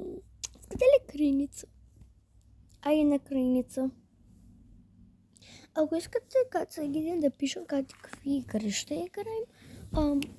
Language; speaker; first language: Bulgarian; early bilingual, heritage; Bulgarian